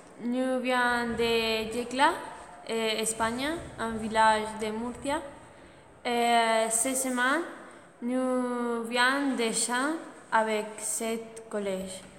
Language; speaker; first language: French; non-native, learner; Spanish